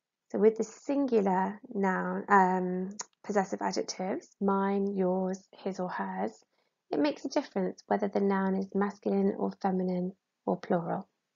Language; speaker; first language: English; native; English